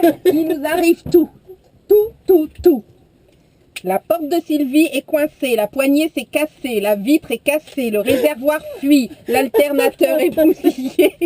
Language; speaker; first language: French; native; French